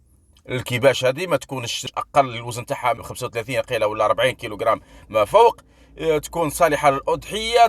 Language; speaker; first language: Arabic; native; Arabic